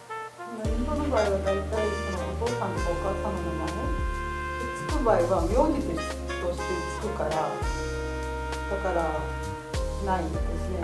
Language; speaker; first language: Japanese; non-native, fluent; Malayalam